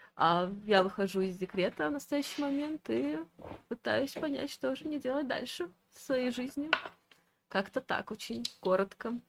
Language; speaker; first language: Russian; native; Russian